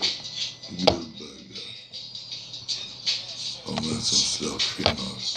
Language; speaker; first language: Swedish; non-native, fluent; Spanish